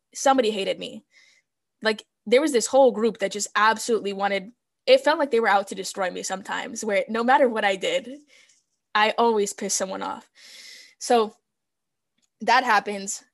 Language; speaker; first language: English; early bilingual, other home language; Spanish